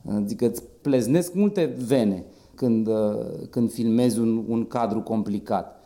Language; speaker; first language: Romanian; native; Romanian